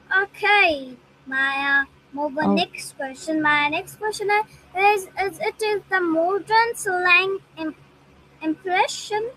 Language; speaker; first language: English; non-native, learner; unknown